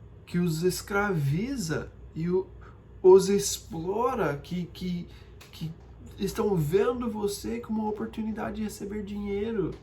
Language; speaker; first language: Portuguese; non-native, fluent; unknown